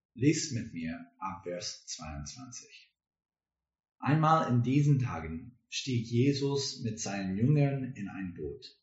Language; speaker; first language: German; non-native, learner; English